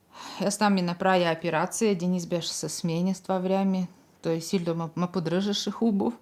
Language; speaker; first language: Bulgarian; non-native, learner; Russian